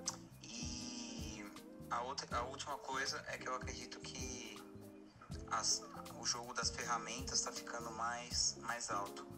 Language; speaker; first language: Portuguese; native; Portuguese